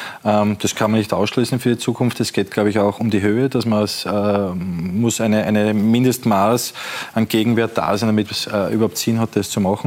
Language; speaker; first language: German; native; German